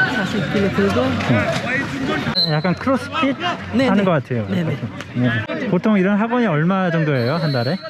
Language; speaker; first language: Korean; native; Korean